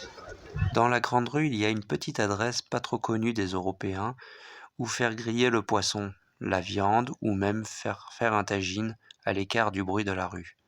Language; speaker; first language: French; native; French